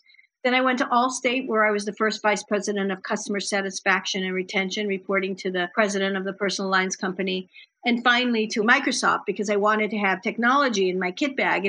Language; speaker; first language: English; native; English